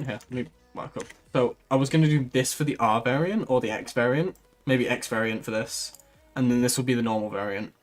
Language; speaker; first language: English; native; English